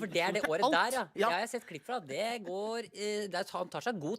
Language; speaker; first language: Norwegian; native; Norwegian